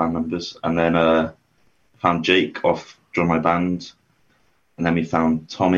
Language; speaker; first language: English; native; English